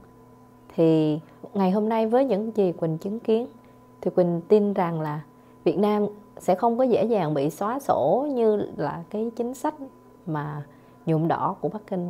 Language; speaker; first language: Vietnamese; native; Vietnamese